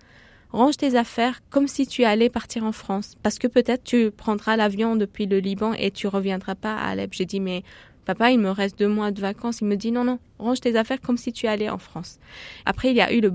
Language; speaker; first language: French; non-native, fluent; Arabic